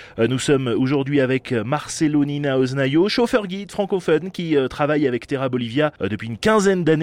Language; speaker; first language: French; native; French